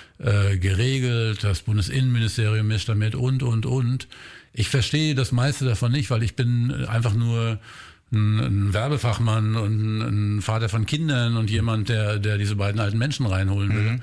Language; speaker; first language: German; native; German